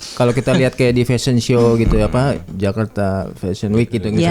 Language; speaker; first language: Indonesian; native; Indonesian